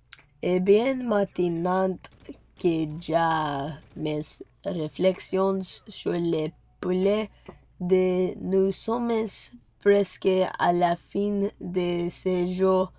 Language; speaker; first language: French; non-native, learner; English